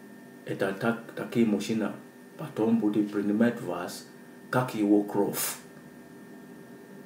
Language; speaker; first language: Russian; non-native, learner; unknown